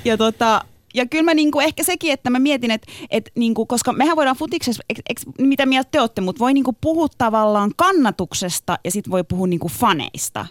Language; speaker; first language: Finnish; early bilingual, other home language; Turkish